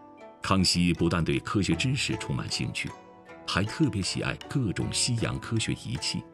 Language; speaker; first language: Chinese; native; Chinese